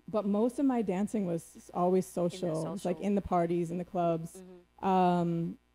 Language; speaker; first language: English; native; English